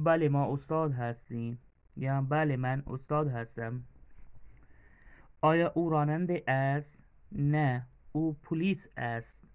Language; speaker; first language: Persian; non-native, fluent; Urdu